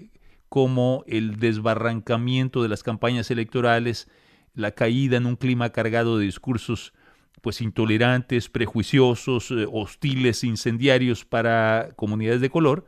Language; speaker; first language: Spanish; native; Spanish